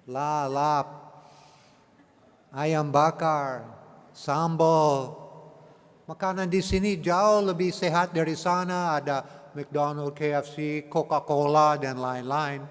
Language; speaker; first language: Indonesian; non-native, learner; English